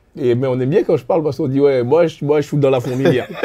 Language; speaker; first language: French; native; French